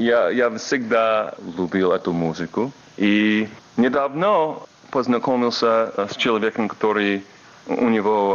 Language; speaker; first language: Russian; non-native, fluent; English